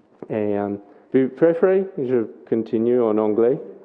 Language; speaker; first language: French; non-native, fluent; English